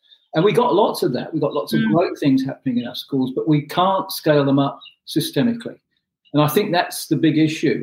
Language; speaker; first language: English; non-native, local second language; Urdu